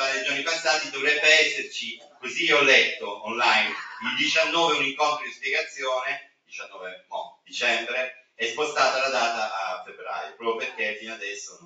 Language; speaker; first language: Italian; native; Italian